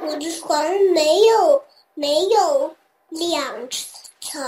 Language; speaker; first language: Chinese; early bilingual, heritage; Chinese